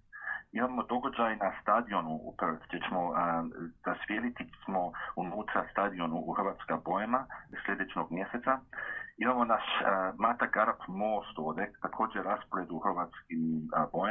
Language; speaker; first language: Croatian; early bilingual, heritage; Croatian